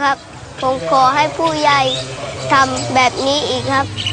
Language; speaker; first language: Thai; non-native, local second language; Malay